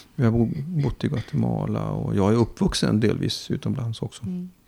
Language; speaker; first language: Swedish; native; Swedish